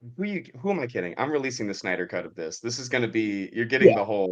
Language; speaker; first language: English; native; English